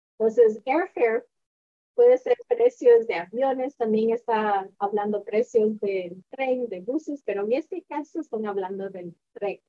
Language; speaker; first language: Spanish; early bilingual, heritage; Spanish